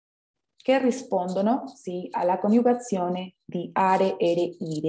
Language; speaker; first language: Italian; non-native, fluent; Spanish